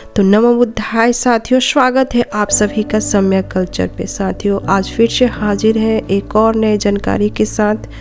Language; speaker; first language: Hindi; native; Hindi